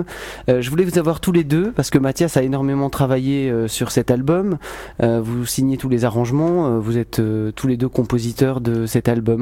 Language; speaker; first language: French; native; French